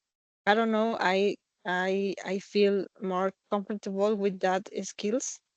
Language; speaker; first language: English; non-native, learner; Spanish